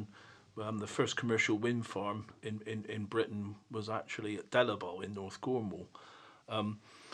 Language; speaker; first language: English; native; English